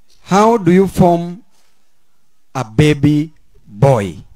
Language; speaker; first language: English; non-native, local second language; Luo (Kenya and Tanzania)